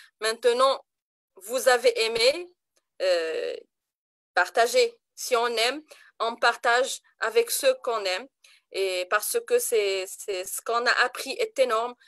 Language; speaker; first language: French; non-native, local second language; Arabic